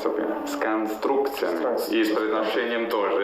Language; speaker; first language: Russian; non-native, fluent; Italian